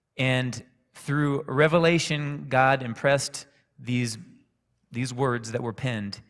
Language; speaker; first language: English; native; English